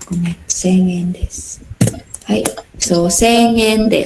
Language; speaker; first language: Japanese; non-native, fluent; Filipino